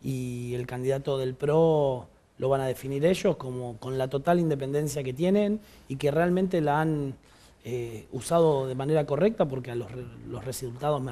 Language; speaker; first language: Spanish; native; Spanish